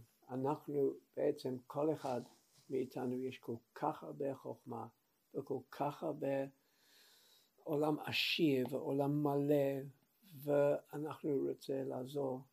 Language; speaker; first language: Hebrew; non-native, fluent; English